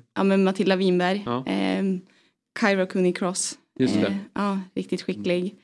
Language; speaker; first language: Swedish; native; Swedish